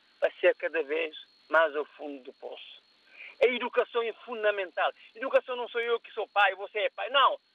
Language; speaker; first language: Portuguese; non-native, local second language; Kabuverdianu